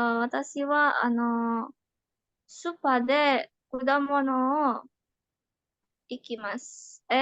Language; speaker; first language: Japanese; non-native, learner; Indonesian